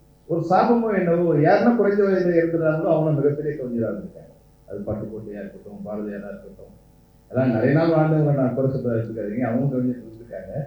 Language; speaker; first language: Tamil; native; Tamil